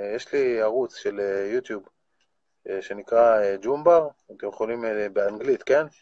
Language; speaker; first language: Hebrew; native; Hebrew